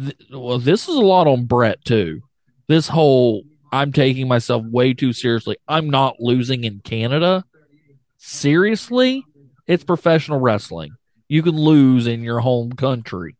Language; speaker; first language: English; native; English